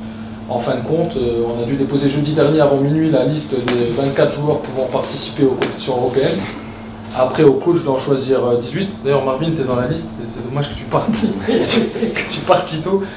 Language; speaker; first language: French; native; French